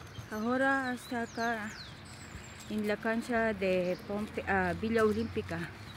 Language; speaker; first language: Spanish; non-native, learner; Filipino